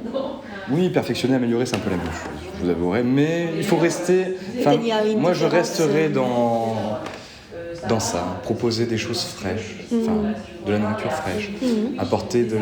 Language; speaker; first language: French; native; French